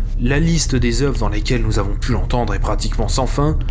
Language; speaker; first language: French; native; French